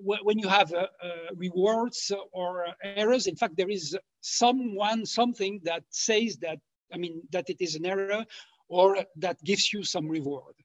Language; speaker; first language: English; non-native, fluent; French